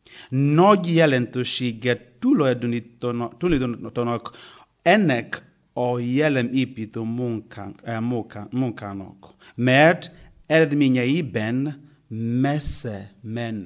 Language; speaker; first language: Hungarian; non-native, learner; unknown